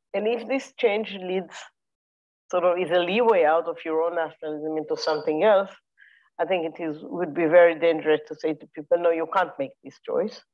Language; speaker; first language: English; non-native, fluent; Hebrew